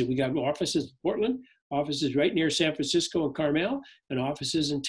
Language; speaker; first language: English; native; English